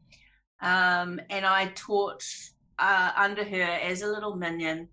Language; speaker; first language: English; native; English